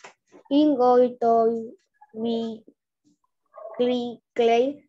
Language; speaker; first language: English; non-native, learner; Spanish